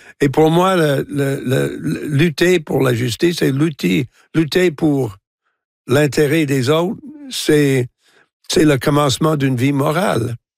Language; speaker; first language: French; non-native, local second language; English